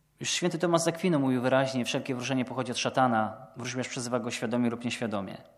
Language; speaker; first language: Polish; native; Polish